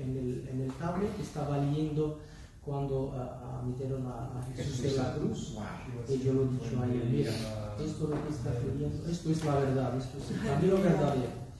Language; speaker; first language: Spanish; non-native, learner; Arabic